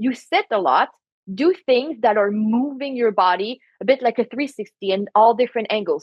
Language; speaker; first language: English; non-native, fluent; French